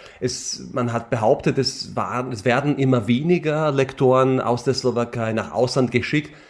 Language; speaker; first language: German; non-native, fluent; Slovak